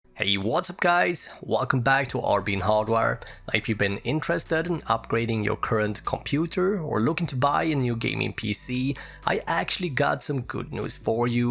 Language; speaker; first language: English; native; English